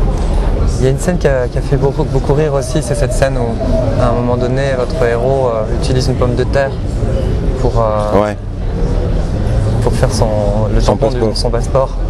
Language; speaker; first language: French; native; French